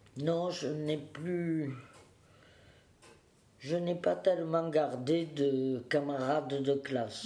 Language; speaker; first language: French; native; French